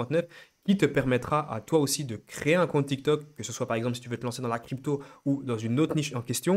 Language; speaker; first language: French; native; French